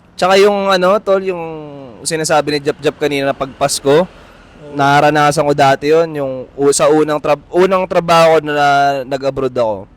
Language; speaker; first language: Filipino; native; Filipino